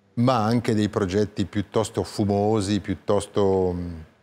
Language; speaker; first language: Italian; native; Italian